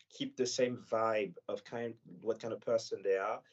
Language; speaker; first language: English; non-native, fluent; French